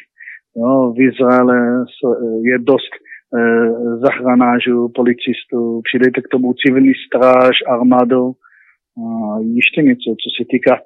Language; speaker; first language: Czech; non-native, learner; Hebrew